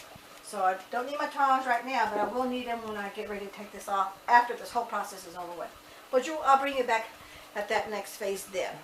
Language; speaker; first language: English; native; English